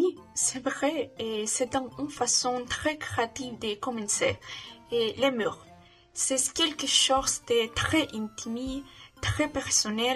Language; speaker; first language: French; non-native, learner; Spanish